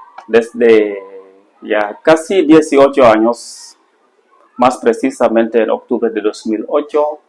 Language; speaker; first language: Spanish; non-native, fluent; Serer